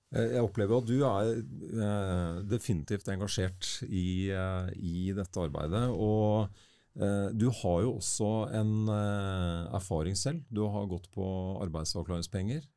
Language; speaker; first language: Norwegian; native; Norwegian